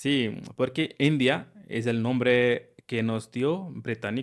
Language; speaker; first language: Spanish; non-native, learner; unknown